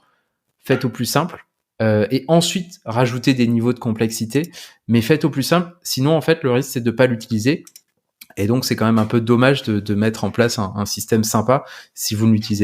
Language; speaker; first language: French; native; French